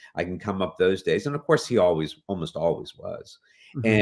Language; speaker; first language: English; native; English